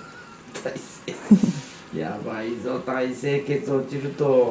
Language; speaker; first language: Japanese; native; Japanese